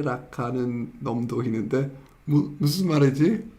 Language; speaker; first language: Korean; non-native, fluent; English